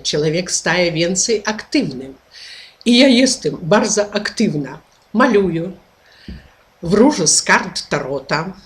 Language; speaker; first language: Polish; non-native, learner; Ukrainian